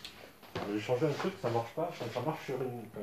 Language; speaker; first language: French; native; French